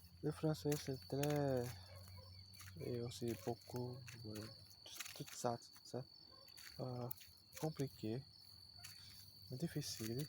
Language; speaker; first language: French; non-native, learner; Portuguese